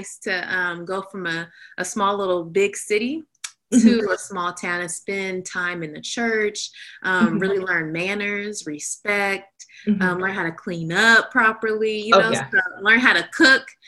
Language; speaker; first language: English; native; English